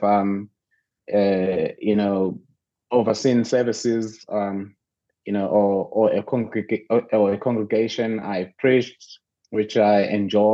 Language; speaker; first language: English; non-native, local second language; Zulu